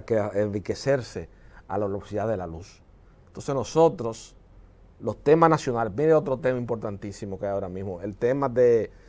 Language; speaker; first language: Spanish; native; Spanish